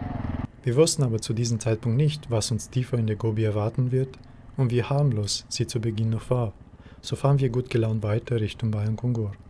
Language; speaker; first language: German; native; German